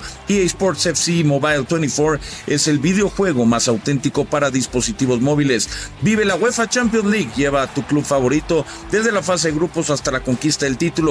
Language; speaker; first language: Spanish; native; Spanish